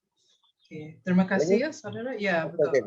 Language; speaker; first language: Malay; native; Malay